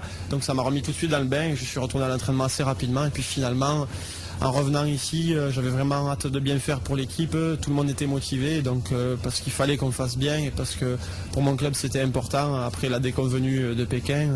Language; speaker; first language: French; native; French